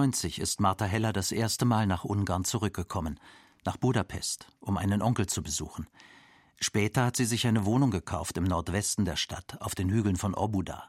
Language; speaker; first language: German; native; German